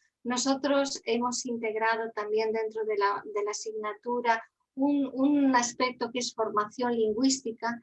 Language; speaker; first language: Spanish; native; Spanish